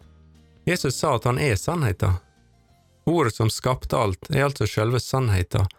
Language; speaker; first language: Norwegian; native; Norwegian